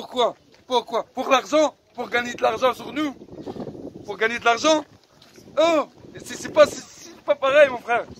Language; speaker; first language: French; non-native, fluent; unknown